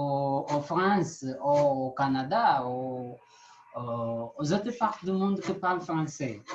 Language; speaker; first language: French; non-native, learner; Portuguese